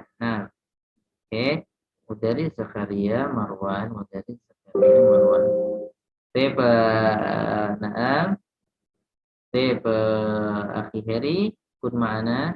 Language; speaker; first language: Arabic; non-native, fluent; Indonesian